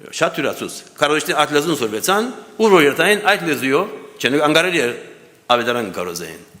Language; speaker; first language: Armenian; early bilingual, heritage; Armenian